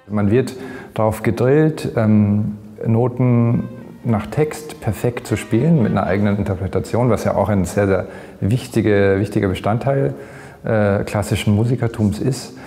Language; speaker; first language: German; native; German